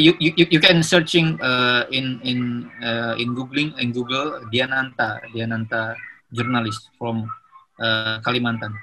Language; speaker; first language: English; non-native, learner; Indonesian